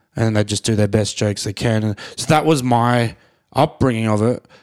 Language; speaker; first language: English; native; English